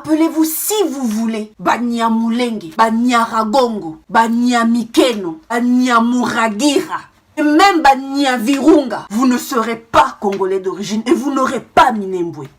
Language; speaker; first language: French; non-native, local second language; Kongo